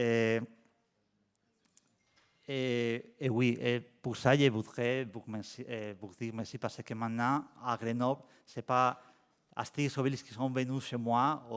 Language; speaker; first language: French; non-native, learner; Spanish